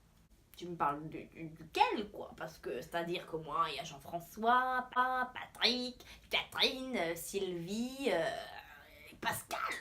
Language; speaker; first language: French; native; French